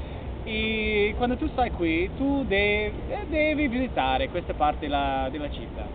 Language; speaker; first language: Italian; non-native, learner; English